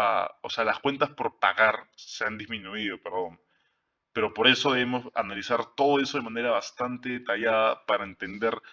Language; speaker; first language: Spanish; native; Spanish